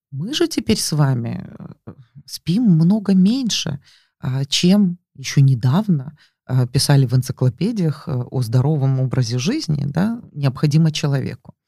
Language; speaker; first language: Russian; native; Russian